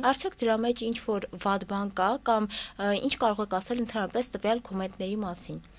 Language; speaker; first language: Armenian; native; Armenian